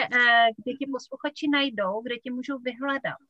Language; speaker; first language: Czech; native; Czech